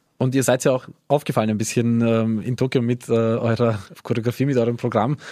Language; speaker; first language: German; native; German